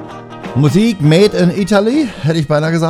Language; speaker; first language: German; native; German